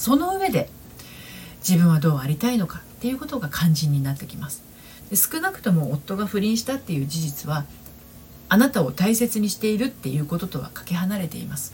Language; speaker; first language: Japanese; native; Japanese